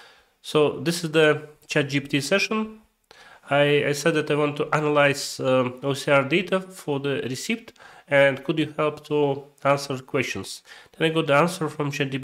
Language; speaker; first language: English; non-native, fluent; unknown